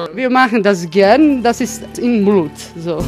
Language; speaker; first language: German; non-native, learner; Croatian